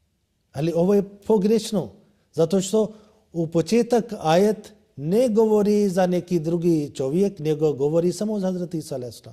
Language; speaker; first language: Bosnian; non-native, learner; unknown